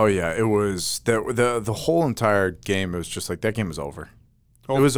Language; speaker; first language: English; native; English